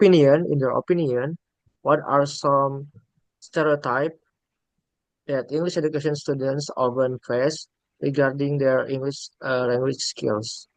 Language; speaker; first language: English; non-native, learner; Indonesian